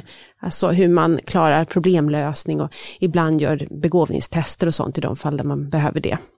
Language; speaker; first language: Swedish; native; Swedish